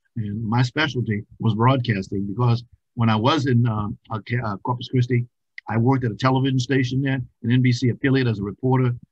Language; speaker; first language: English; native; English